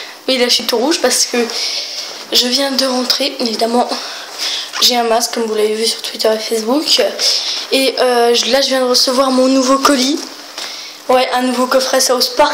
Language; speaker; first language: French; native; French